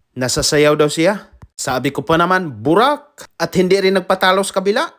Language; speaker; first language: Filipino; non-native, local second language; Cebuano